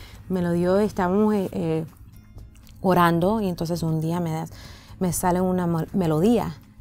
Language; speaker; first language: Spanish; early bilingual, other home language; English